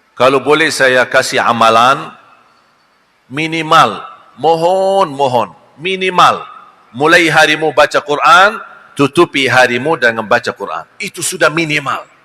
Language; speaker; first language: Malay; non-native, fluent; Arabic